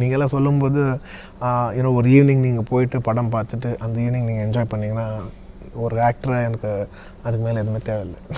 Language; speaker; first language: Tamil; non-native, local second language; Telugu